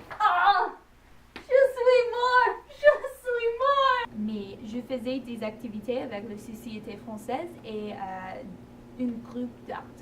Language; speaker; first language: French; non-native, learner; English